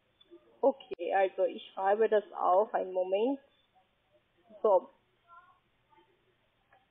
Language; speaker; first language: German; non-native, learner; Spanish